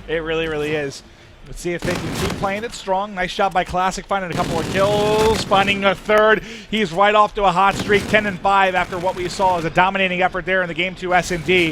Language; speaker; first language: English; native; English